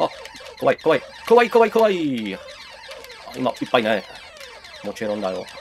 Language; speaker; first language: Japanese; non-native, learner; Czech